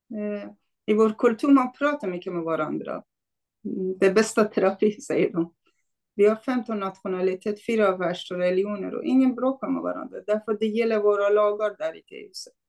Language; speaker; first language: Swedish; non-native, fluent; Kurdish